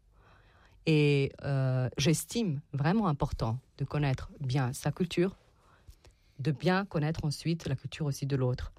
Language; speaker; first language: French; non-native, fluent; Serbian